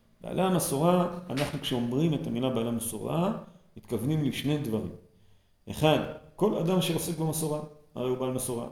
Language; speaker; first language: Hebrew; native; Hebrew